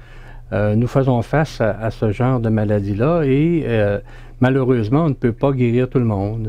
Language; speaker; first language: French; native; French